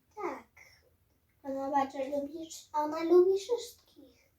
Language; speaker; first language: Polish; early bilingual, heritage; Samoan